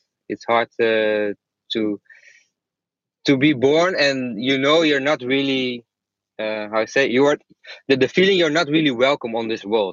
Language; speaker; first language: English; non-native, fluent; Dutch